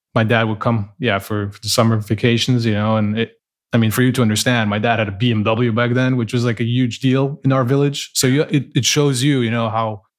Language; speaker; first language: English; non-native, fluent; Portuguese